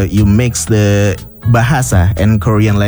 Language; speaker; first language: English; non-native, learner; Indonesian